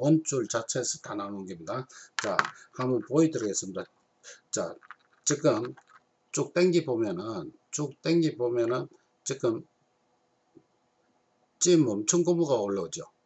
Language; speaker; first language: Korean; native; Korean